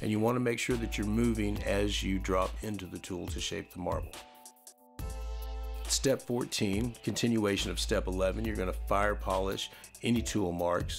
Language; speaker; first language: English; native; English